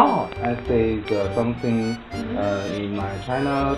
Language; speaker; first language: English; non-native, learner; Chinese